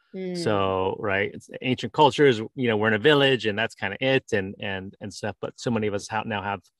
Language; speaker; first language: English; native; English